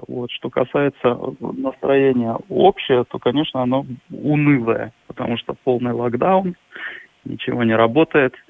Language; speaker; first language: Russian; native; Russian